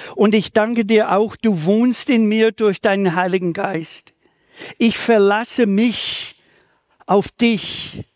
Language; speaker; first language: German; non-native, fluent; English